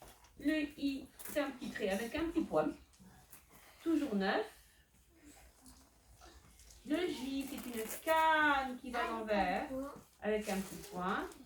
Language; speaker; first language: French; native; French